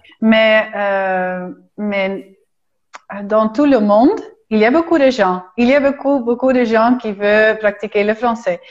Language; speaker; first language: French; non-native, fluent; Dutch